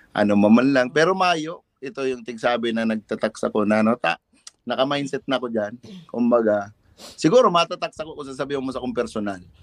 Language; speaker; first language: Filipino; non-native, local second language; Bikol